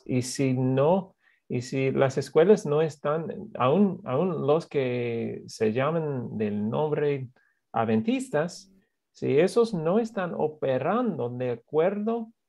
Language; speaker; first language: Spanish; non-native, fluent; English